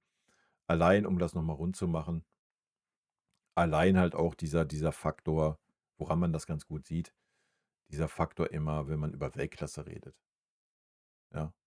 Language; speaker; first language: German; native; German